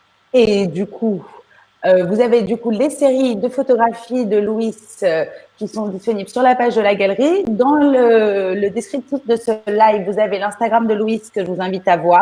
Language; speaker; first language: French; native; French